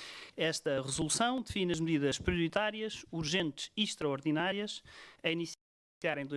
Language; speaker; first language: Portuguese; native; Portuguese